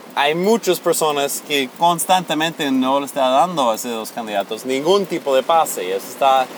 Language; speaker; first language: Spanish; non-native, fluent; English